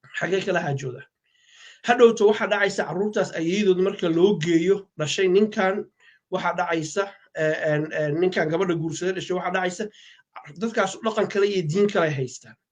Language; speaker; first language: Somali; native; Somali